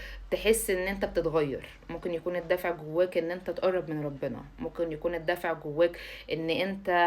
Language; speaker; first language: Arabic; native; Arabic